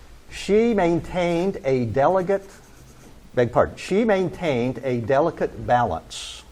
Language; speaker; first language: English; native; English